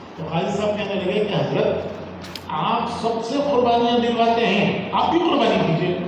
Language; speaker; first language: Urdu; native; Urdu